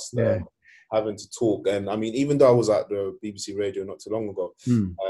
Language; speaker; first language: English; non-native, fluent; Swedish